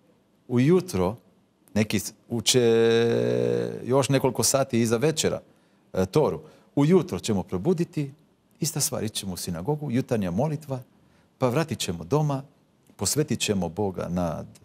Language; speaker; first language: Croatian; non-native, fluent; Hebrew